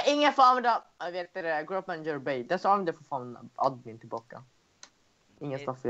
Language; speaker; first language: Swedish; native; Swedish